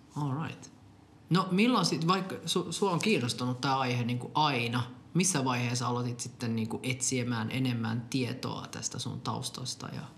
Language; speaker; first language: Finnish; non-native, local second language; Swedish